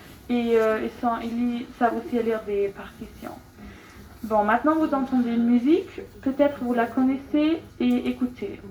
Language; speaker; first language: French; non-native, fluent; German